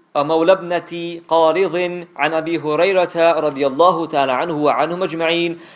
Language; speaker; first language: Arabic; non-native, fluent; English